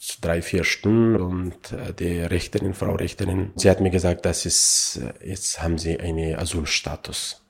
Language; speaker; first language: German; non-native, learner; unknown